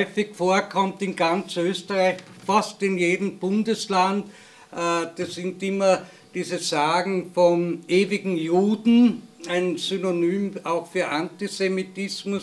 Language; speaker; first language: German; native; German